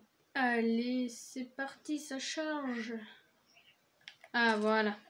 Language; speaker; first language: French; native; French